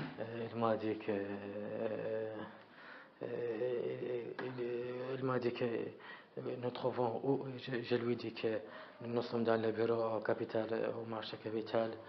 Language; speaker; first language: French; non-native, learner; Arabic